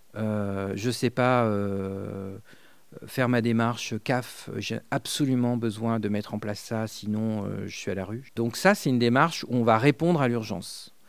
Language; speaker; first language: French; non-native, fluent; Spanish